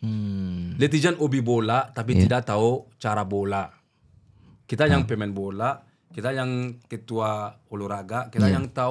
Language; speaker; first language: Indonesian; non-native, learner; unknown